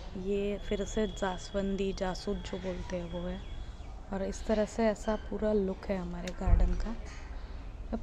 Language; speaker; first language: Hindi; non-native, local second language; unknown